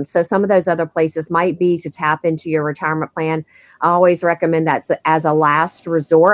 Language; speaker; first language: English; native; English